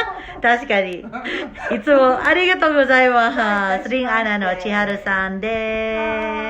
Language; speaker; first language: Japanese; non-native, learner; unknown